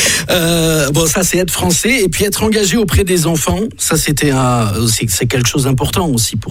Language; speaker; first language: French; native; French